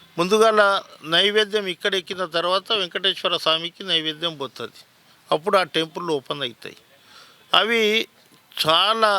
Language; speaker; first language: Telugu; non-native, local second language; Lambadi